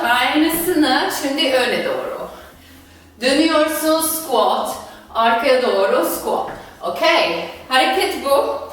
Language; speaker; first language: Turkish; non-native, fluent; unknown